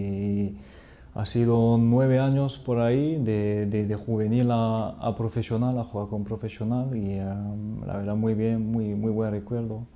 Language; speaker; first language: Spanish; non-native, fluent; French